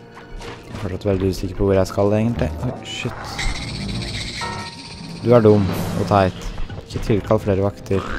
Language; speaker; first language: Norwegian; native; Norwegian